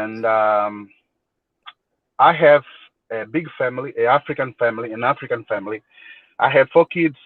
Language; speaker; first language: English; non-native, learner; Portuguese